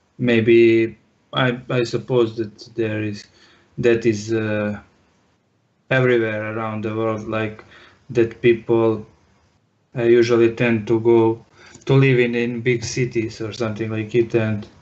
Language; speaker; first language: English; non-native, learner; Serbian